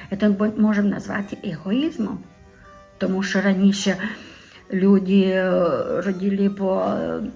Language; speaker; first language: Ukrainian; non-native, local second language; Romanian